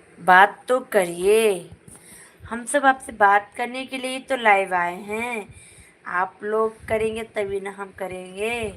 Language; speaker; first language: Hindi; native; Hindi